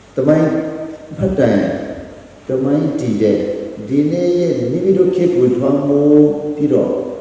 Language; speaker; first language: Burmese; non-native, local second language; Hakha Chin